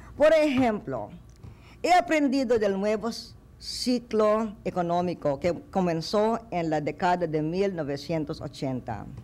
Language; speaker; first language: Spanish; non-native, fluent; Filipino